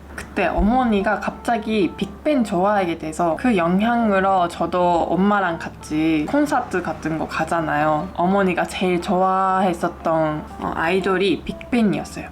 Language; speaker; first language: Korean; non-native, fluent; Japanese